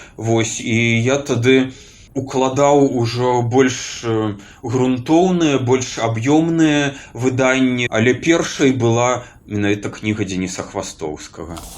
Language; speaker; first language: Belarusian; native; Belarusian